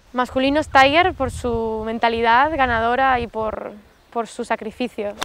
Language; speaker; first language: Spanish; native; Spanish